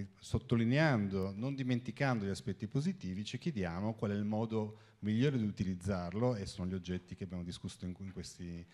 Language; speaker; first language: Italian; native; Italian